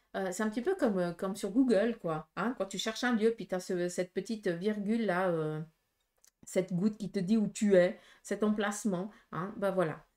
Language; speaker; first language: French; native; French